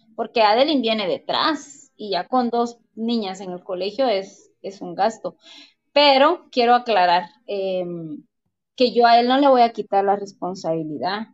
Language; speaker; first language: Spanish; native; Spanish